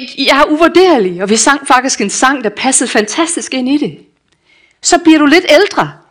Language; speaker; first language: Danish; native; Danish